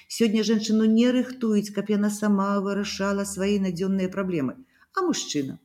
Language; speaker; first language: Belarusian; native; Belarusian